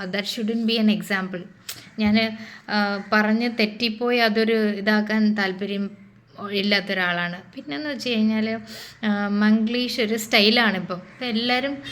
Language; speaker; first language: Malayalam; early bilingual, heritage; Malayalam